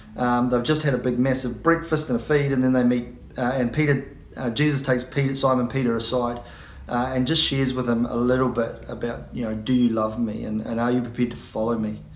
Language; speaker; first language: English; native; English